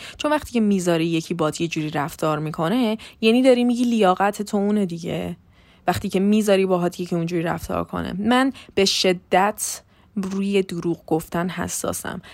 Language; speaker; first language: Persian; early bilingual, heritage; Persian